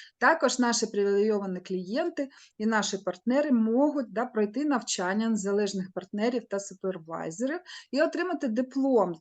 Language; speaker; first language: Ukrainian; non-native, local second language; Russian